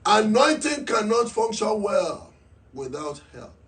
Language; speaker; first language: English; non-native, local second language; Yoruba